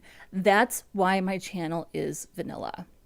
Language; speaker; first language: English; native; English